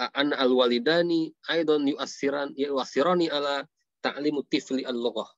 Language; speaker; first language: Arabic; non-native, fluent; Indonesian